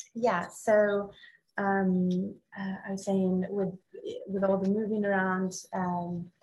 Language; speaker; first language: English; non-native, fluent; Arabic